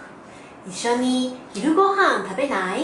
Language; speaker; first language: Japanese; non-native, learner; Korean